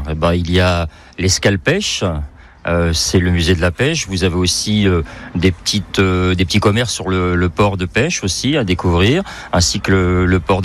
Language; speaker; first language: French; native; French